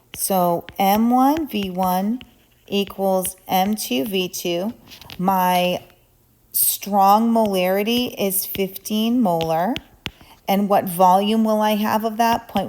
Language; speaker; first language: English; native; English